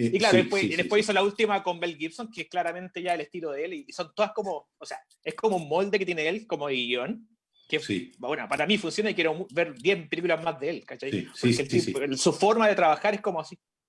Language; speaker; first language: Spanish; native; Spanish